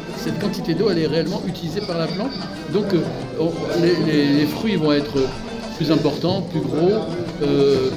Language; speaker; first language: French; native; French